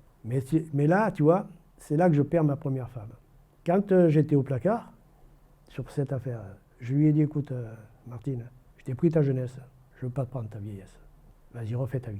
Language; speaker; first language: French; native; French